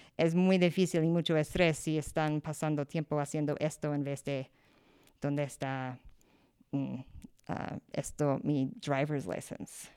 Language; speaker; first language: Spanish; non-native, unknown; English